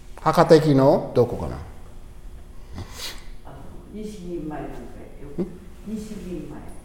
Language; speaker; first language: Japanese; non-native, learner; English